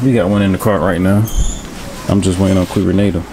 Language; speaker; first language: English; native; English